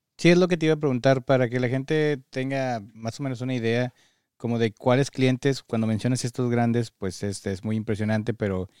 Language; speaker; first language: Spanish; native; Spanish